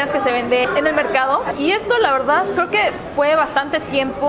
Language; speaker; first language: Spanish; early bilingual, other home language; Korean